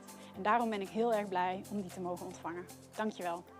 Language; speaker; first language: Dutch; native; Dutch